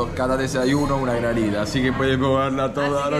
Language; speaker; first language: Spanish; non-native, fluent; Italian